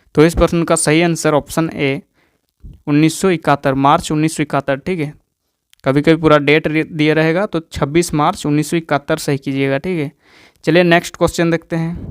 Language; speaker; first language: Hindi; native; Hindi